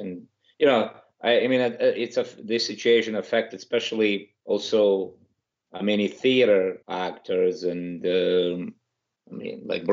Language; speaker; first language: English; non-native, fluent; Ukrainian